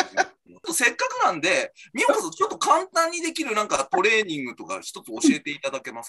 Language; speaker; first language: Japanese; native; Japanese